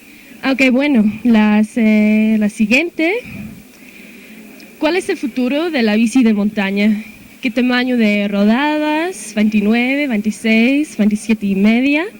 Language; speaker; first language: Spanish; non-native, fluent; English